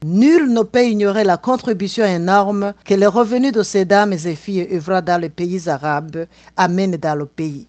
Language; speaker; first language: French; non-native, local second language; Rundi